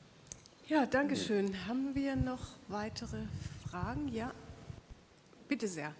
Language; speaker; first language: German; native; German